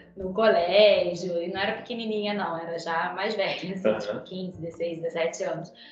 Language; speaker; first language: Portuguese; native; Portuguese